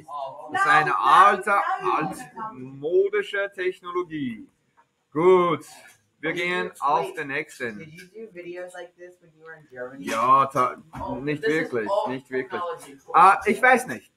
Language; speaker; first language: German; non-native, fluent; English